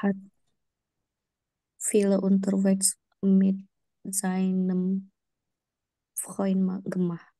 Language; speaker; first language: German; non-native, learner; Indonesian